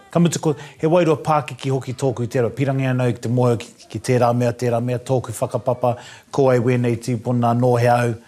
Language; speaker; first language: Māori; non-native, local second language; English